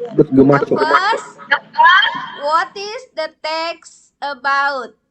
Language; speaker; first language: English; non-native, learner; Indonesian